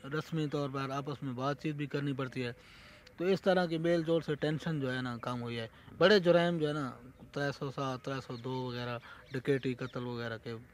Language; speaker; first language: Urdu; non-native, local second language; Punjabi